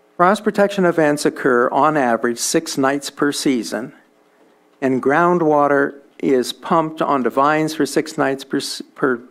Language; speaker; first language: English; native; English